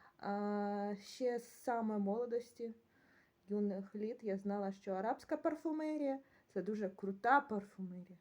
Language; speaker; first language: Ukrainian; native; Ukrainian